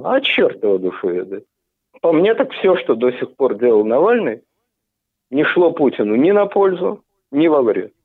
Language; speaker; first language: Russian; native; Russian